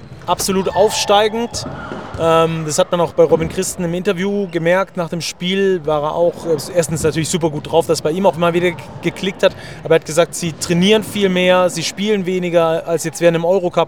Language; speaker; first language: German; native; German